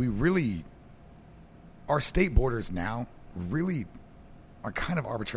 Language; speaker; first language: English; native; English